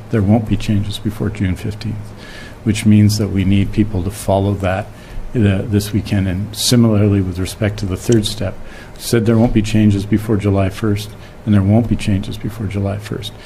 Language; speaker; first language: English; native; English